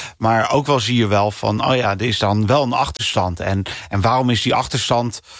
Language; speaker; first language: Dutch; early bilingual, other home language; Punjabi